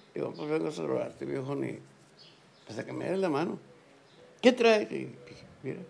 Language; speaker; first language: Spanish; native; Spanish